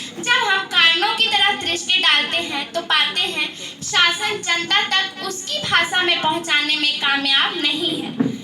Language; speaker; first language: Hindi; native; Hindi